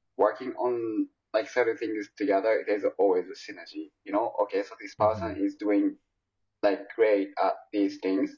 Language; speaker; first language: English; non-native, fluent; Japanese